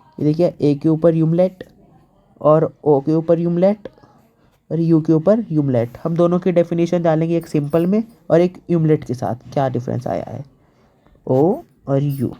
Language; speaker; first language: Hindi; native; Hindi